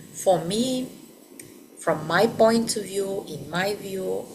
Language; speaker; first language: English; non-native, fluent; Bulgarian